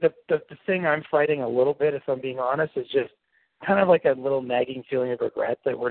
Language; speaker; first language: English; native; English